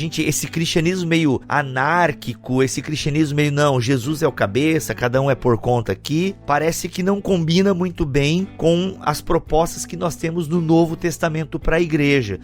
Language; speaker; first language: Portuguese; native; Portuguese